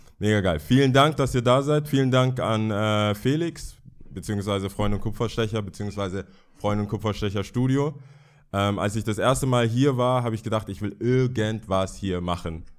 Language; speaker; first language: German; early bilingual, other home language; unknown